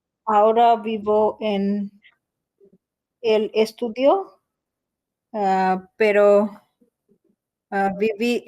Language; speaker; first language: Spanish; non-native, learner; Bangla